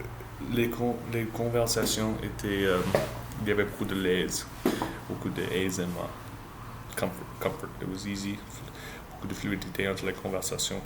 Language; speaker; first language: French; non-native, learner; English